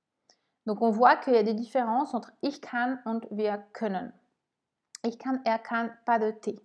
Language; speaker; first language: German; non-native, fluent; French